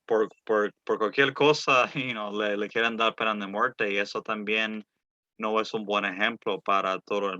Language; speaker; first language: Spanish; early bilingual, heritage; Spanish